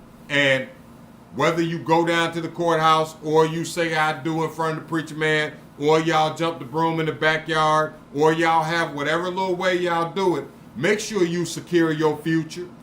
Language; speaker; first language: English; native; English